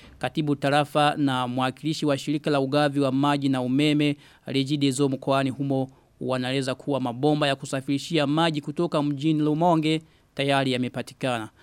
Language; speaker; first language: Swahili; non-native, local second language; Rundi